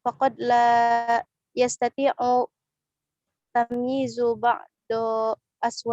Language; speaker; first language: Arabic; non-native, learner; Indonesian